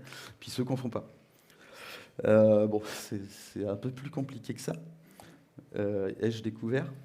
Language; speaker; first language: French; native; French